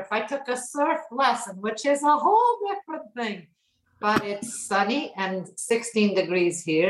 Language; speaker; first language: English; non-native, fluent; Portuguese